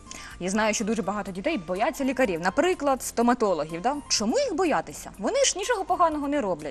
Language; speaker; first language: Ukrainian; native; Ukrainian